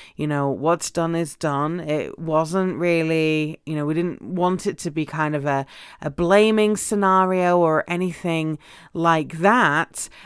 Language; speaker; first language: English; native; English